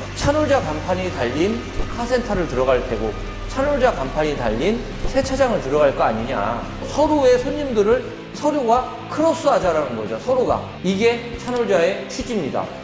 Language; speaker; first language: Korean; native; Korean